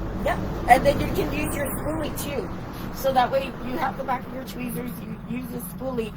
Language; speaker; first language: English; native; English